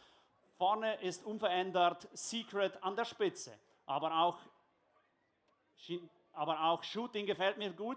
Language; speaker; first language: German; native; German